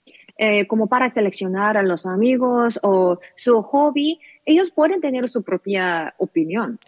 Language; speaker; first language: Spanish; non-native, learner; Korean